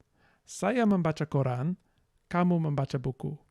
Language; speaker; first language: Indonesian; non-native, learner; English